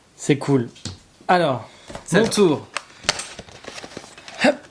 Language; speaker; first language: French; native; French